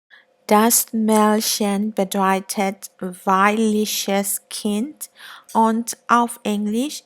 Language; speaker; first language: German; non-native, learner; Burmese